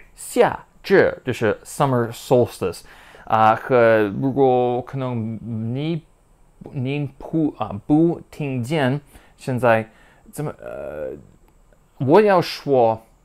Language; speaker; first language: Chinese; non-native, learner; English